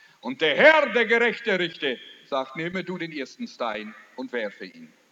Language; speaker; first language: German; early bilingual, heritage; German